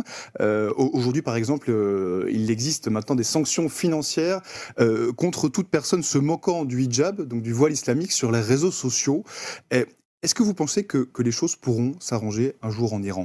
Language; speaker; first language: French; native; French